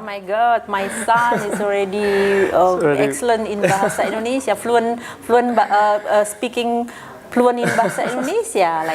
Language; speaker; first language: English; non-native, fluent; Indonesian